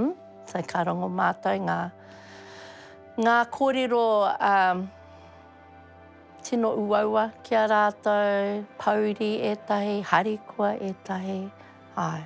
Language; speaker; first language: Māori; non-native, local second language; English